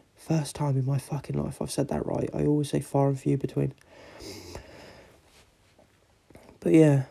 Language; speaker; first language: English; native; English